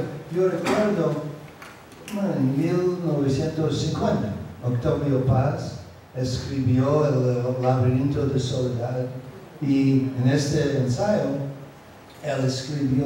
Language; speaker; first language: Spanish; non-native, fluent; English